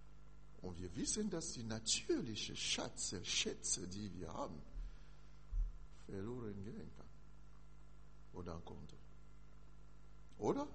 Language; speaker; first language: German; non-native, learner; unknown